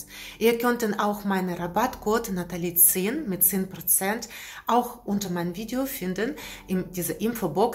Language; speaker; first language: German; non-native, learner; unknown